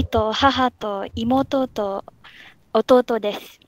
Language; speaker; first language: Japanese; non-native, learner; Malay